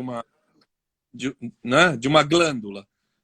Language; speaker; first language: Portuguese; native; Portuguese